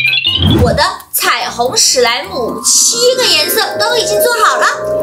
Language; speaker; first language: Chinese; native; Chinese